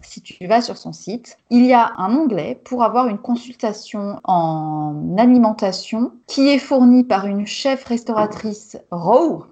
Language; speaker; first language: French; native; French